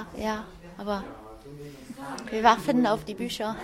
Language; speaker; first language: German; non-native, fluent; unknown